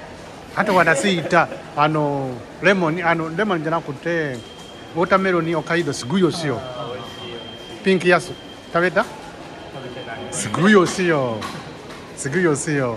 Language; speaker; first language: Japanese; non-native, learner; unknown